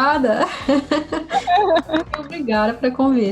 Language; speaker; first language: Portuguese; non-native, fluent; English